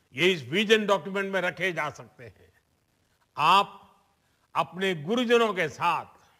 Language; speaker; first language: Hindi; non-native, local second language; Gujarati